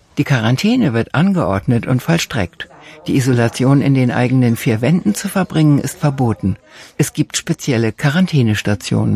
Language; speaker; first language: German; native; German